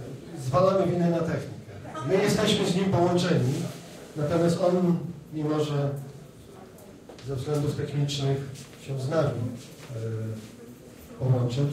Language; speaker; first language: Polish; native; Polish